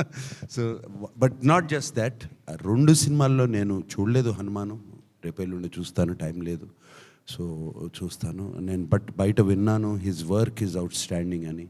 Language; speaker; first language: Telugu; native; Telugu